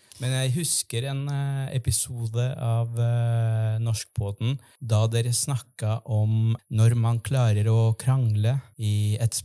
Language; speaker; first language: Norwegian; non-native, fluent; Spanish